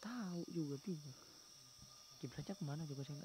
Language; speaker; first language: Indonesian; native; Indonesian